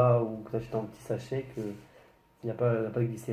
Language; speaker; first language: French; native; French